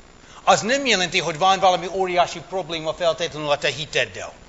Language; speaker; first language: Hungarian; early bilingual, heritage; English